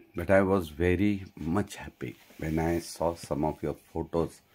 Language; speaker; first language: English; non-native, local second language; Marathi